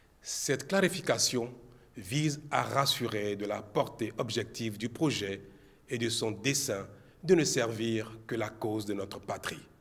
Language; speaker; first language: French; non-native, local second language; Fon